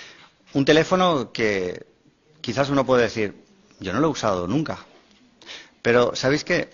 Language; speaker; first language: Spanish; native; Spanish